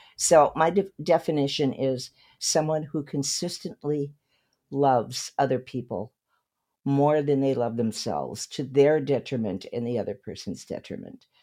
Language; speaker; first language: English; native; English